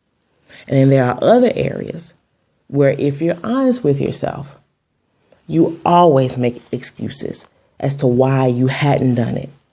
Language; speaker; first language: English; native; English